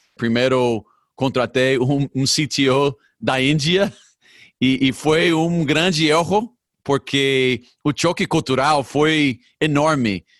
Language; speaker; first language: Portuguese; non-native, fluent; English